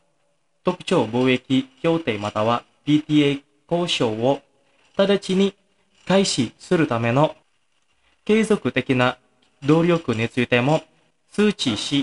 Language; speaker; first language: Japanese; non-native, fluent; Indonesian